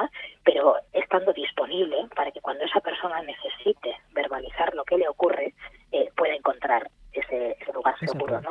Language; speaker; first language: Spanish; native; Spanish